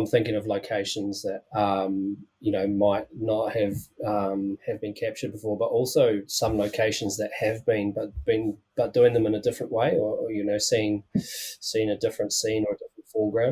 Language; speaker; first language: English; native; English